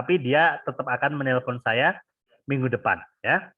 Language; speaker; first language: Indonesian; native; Indonesian